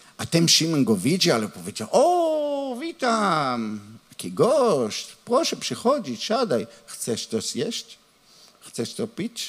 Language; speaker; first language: Polish; non-native, learner; Hebrew